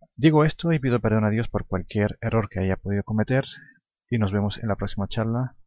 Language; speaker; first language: Spanish; non-native, fluent; Arabic